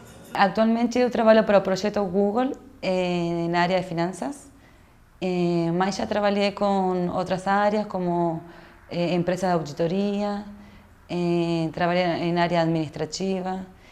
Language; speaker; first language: Portuguese; non-native, fluent; Spanish